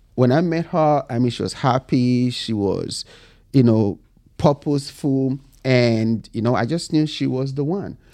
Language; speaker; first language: English; non-native, local second language; Bini